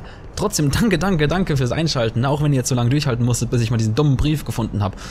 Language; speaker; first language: German; native; German